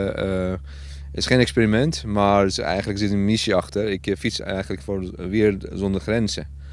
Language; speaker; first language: Dutch; non-native, fluent; Persian